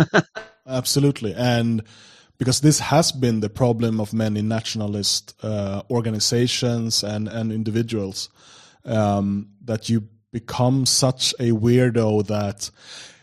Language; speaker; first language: English; non-native, fluent; Swedish